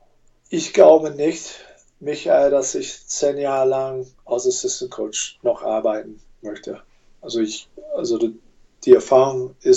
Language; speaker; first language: German; non-native, fluent; English